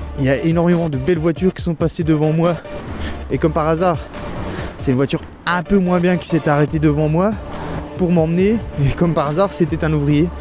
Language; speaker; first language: French; native; French